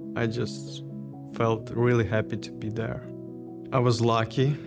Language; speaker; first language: English; non-native, learner; Ukrainian